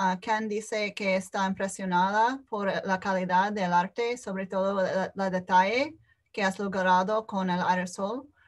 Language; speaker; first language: Spanish; non-native, fluent; English